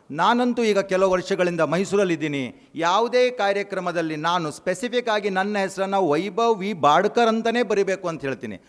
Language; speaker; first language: Kannada; non-native, local second language; Konkani